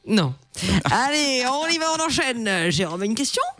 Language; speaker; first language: French; native; French